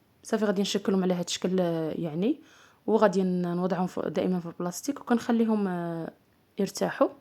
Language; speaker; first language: Arabic; native; Arabic